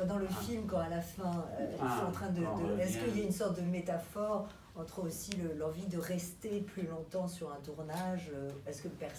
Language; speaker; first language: French; native; French